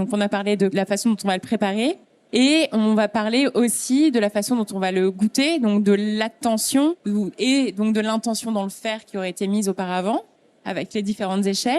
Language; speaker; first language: French; native; French